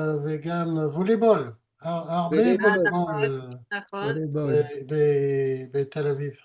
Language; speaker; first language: Hebrew; non-native, learner; French